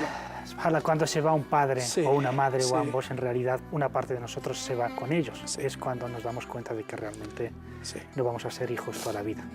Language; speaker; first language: Spanish; native; Spanish